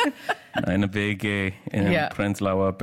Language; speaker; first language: German; non-native, learner; English